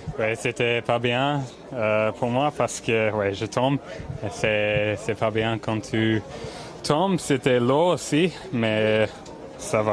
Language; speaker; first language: French; non-native, learner; English